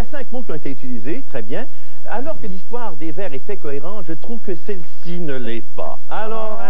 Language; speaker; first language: French; native; French